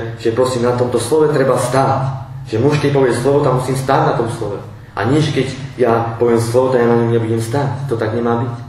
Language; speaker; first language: Slovak; non-native, local second language; Romany